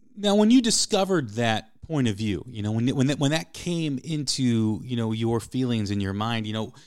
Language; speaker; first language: English; native; English